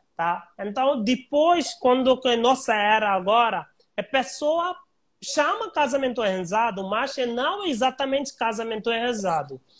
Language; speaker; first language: Portuguese; non-native, learner; Hindi